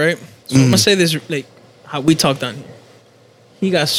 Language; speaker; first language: English; early bilingual, other home language; Spanish